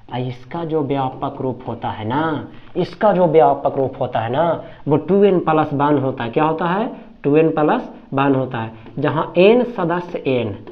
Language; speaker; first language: Hindi; native; Hindi